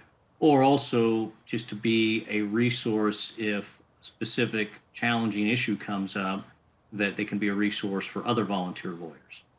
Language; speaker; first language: English; native; English